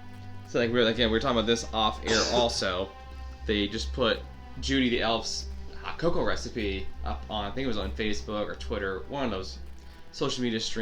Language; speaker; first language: English; native; English